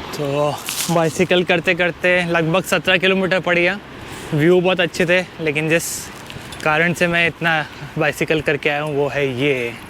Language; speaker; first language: Hindi; native; Hindi